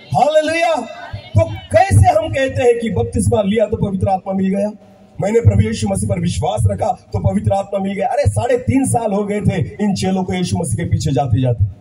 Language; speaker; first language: Hindi; non-native, local second language; Marathi